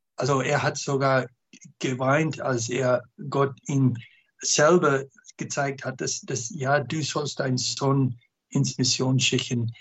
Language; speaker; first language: German; non-native, fluent; English